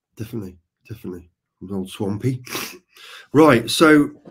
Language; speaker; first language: English; native; English